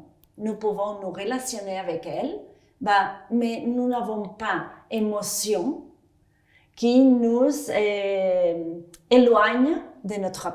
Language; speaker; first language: French; non-native, fluent; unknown